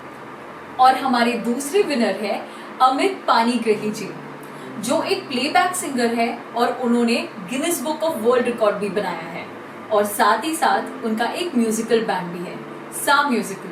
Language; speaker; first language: Hindi; native; Hindi